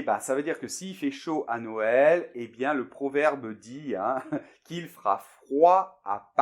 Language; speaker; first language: French; native; French